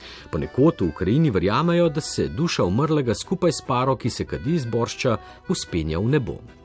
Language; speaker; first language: Slovenian; native; Slovenian